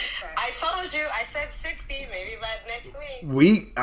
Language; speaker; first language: English; native; English